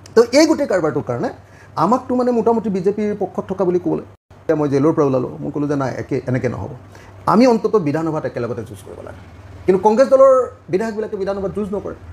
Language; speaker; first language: Assamese; native; Assamese